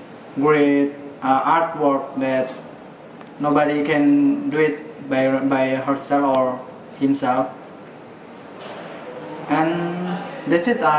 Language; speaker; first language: English; non-native, learner; Indonesian